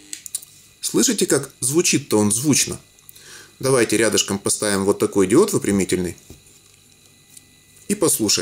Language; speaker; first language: Russian; native; Russian